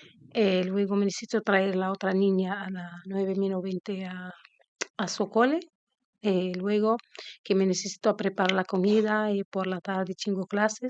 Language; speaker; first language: Spanish; non-native, learner; Arabic